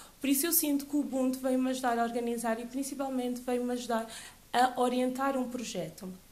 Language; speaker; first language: Portuguese; early bilingual, other home language; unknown